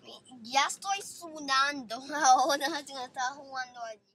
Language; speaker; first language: Spanish; early bilingual, heritage; English